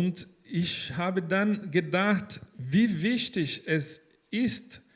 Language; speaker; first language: German; non-native, fluent; Portuguese